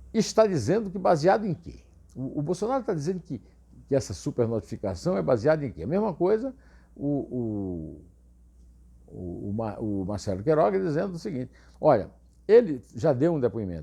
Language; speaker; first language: Portuguese; native; Portuguese